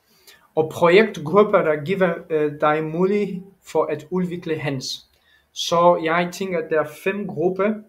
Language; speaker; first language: Danish; non-native, learner; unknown